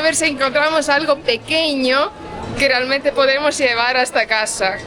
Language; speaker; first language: Spanish; non-native, fluent; Estonian